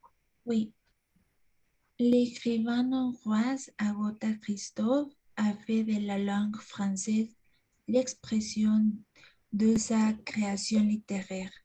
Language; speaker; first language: French; non-native, learner; Spanish